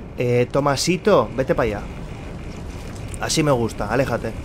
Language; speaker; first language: Spanish; native; Spanish